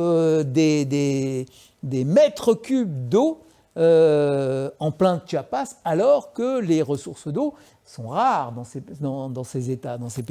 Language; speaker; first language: French; native; French